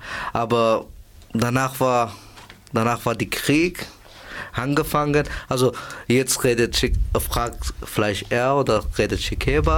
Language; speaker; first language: German; non-native, learner; Persian